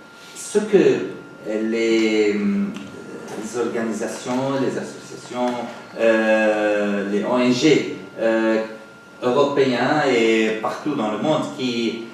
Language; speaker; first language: French; non-native, fluent; Arabic